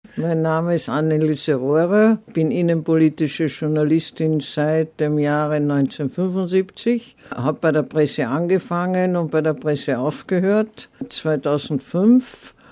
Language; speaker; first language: German; native; German